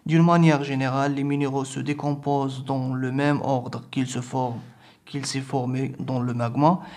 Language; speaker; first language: French; non-native, local second language; Arabic